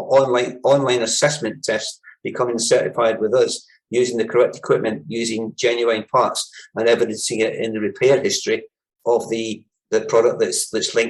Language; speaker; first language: English; native; English